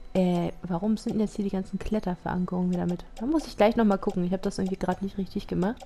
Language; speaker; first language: German; native; German